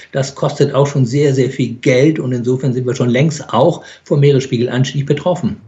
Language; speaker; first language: German; native; German